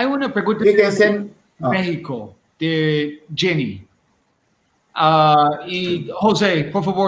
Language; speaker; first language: Spanish; non-native, learner; English